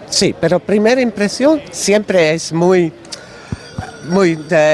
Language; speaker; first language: Spanish; non-native, learner; Dutch